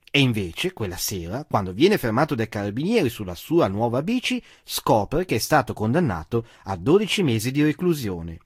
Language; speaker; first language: Italian; native; Italian